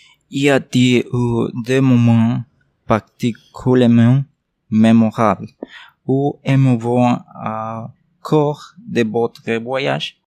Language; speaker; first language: French; non-native, learner; Spanish